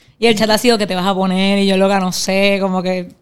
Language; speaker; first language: Spanish; native; Spanish